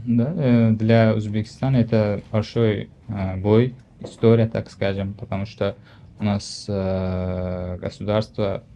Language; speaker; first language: Russian; non-native, learner; Uzbek